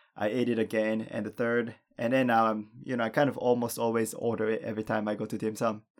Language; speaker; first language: English; non-native, fluent; Japanese